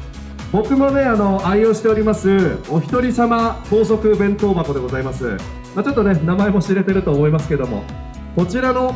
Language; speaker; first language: Japanese; native; Japanese